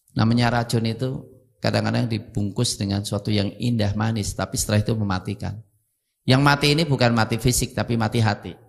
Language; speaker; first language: Indonesian; native; Indonesian